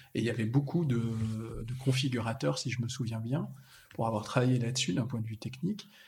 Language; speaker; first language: French; native; French